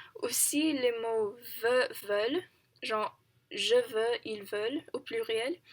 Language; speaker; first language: French; non-native, fluent; English